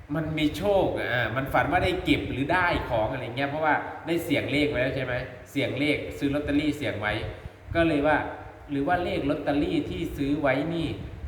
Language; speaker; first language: Thai; non-native, local second language; Northeastern Thai